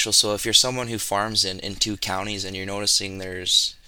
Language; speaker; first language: English; native; English